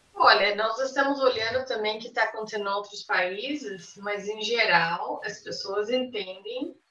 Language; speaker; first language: Portuguese; non-native, fluent; English